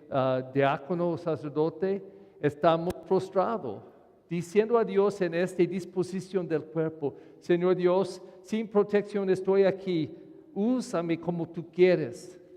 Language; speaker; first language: Spanish; non-native, fluent; English